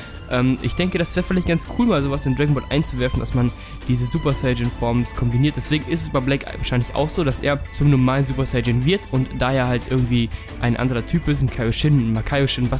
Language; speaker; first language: German; native; German